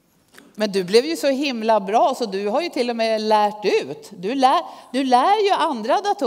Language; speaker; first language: Swedish; native; Swedish